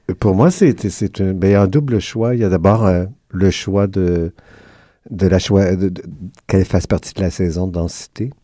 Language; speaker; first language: French; native; French